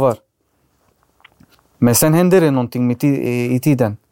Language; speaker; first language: Swedish; early bilingual, other home language; Arabic